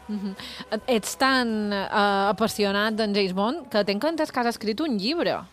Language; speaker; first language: Catalan; native; Catalan